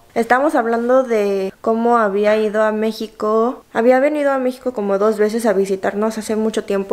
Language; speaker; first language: Spanish; early bilingual, other home language; Korean